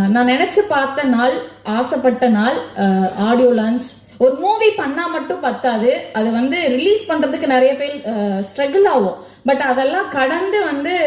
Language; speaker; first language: Tamil; native; Tamil